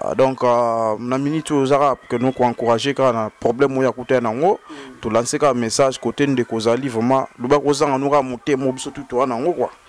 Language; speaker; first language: French; non-native, local second language; Lingala